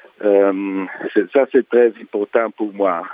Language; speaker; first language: French; non-native, learner; Italian